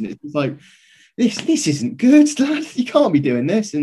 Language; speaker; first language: English; native; English